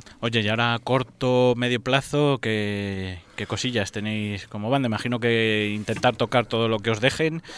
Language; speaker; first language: Spanish; native; Spanish